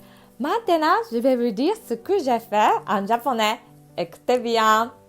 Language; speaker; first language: French; non-native, fluent; Japanese